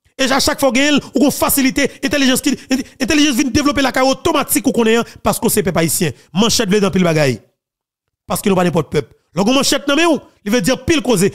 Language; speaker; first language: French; non-native, local second language; Haitian Creole